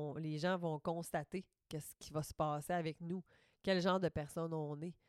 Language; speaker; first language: French; native; French